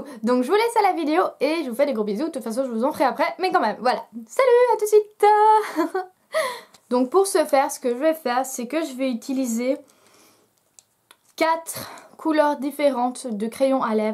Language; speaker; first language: French; native; French